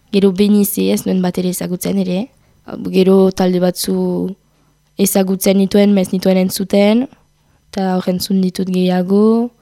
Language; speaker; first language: Basque; non-native, local second language; French